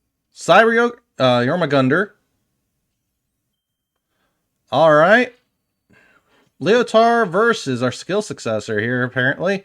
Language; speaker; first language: English; native; English